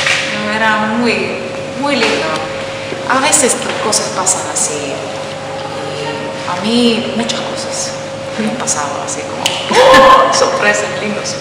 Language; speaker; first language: Spanish; non-native, fluent; Finnish